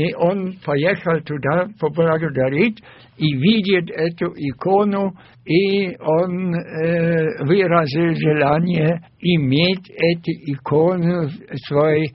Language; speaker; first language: Russian; non-native, fluent; German